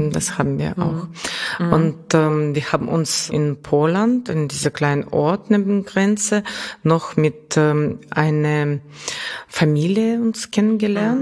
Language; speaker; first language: German; non-native, fluent; Russian